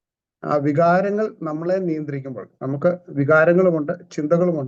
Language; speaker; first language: Malayalam; native; Malayalam